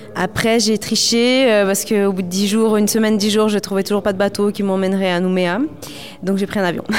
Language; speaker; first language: French; native; French